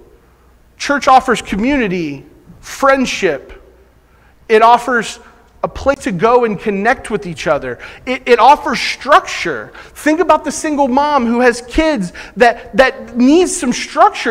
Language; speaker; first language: English; native; English